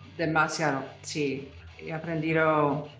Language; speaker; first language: Spanish; non-native, fluent; English